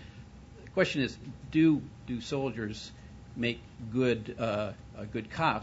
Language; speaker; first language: English; native; English